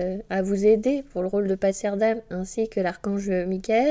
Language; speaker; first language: French; native; French